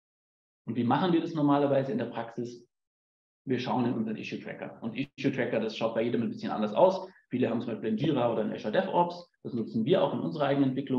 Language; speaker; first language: German; native; German